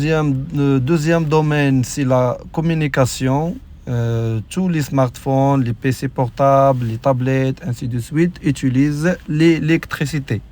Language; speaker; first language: French; non-native, local second language; Arabic